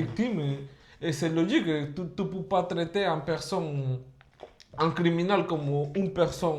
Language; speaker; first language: French; non-native, fluent; Spanish